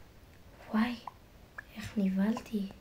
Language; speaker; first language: Hebrew; native; Hebrew